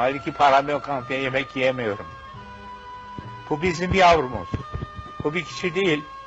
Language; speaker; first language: Turkish; native; Turkish